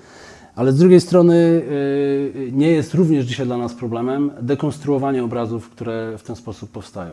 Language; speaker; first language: Polish; native; Polish